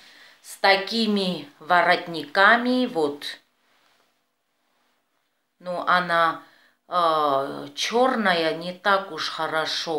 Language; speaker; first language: Russian; non-native, fluent; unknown